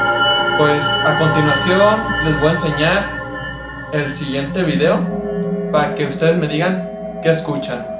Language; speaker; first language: Spanish; native; Spanish